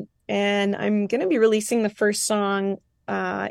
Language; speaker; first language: English; non-native, fluent; French